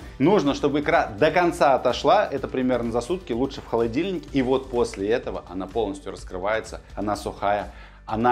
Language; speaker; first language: Russian; native; Russian